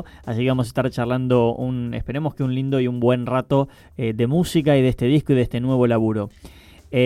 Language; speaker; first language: Spanish; native; Spanish